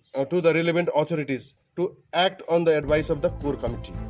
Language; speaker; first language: English; non-native, local second language; Nepali